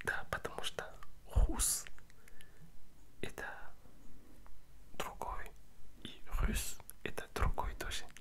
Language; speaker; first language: Russian; non-native, learner; French